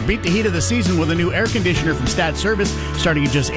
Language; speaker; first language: English; native; English